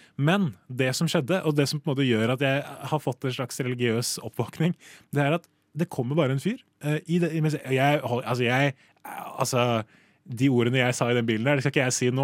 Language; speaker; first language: Norwegian; native; Norwegian